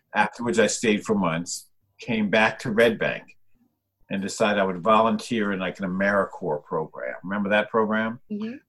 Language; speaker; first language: English; native; English